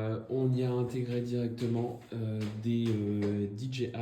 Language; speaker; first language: French; native; French